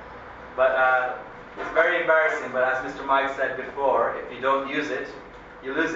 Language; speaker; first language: English; early bilingual, other home language; Hindi